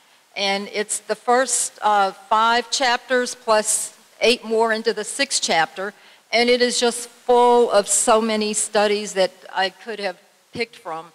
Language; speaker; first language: English; native; English